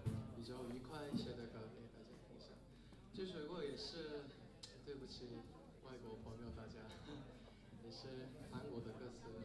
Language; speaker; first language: Chinese; non-native, fluent; Korean